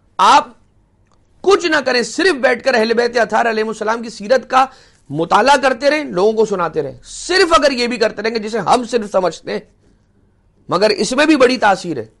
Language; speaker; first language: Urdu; native; Urdu